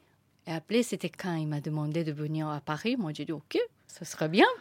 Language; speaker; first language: French; non-native, learner; Japanese